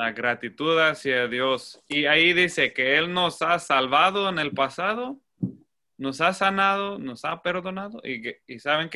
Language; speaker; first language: Spanish; non-native, fluent; English